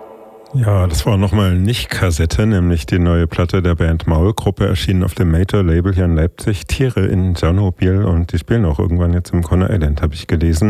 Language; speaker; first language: German; native; German